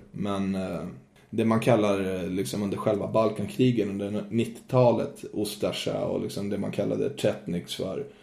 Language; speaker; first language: Swedish; native; Swedish